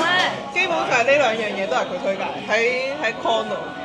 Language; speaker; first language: Cantonese; native; Cantonese